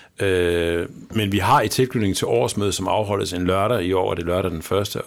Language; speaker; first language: Danish; native; Danish